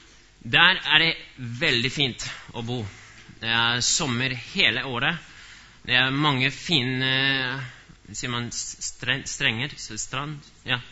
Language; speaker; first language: Norwegian; non-native, fluent; English